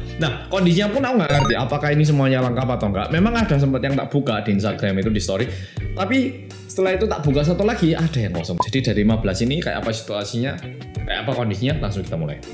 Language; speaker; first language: Indonesian; non-native, fluent; Korean